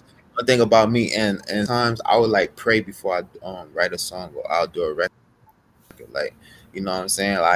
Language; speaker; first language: English; native; English